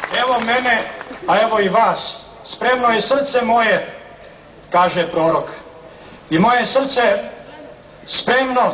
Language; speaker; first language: Serbian; native; Serbian